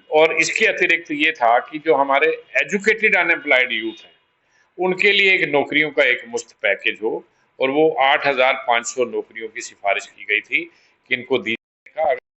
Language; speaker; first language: Hindi; non-native, local second language; Pahari-Potwari